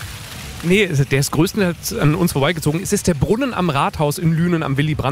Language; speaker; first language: German; native; German